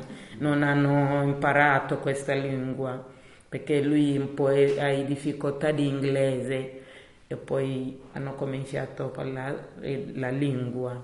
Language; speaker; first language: Italian; non-native, learner; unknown